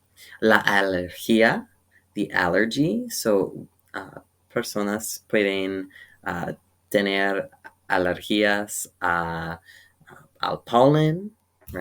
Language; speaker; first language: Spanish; non-native, learner; English